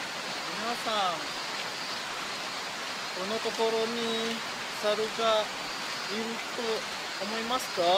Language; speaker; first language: Japanese; non-native, learner; Malay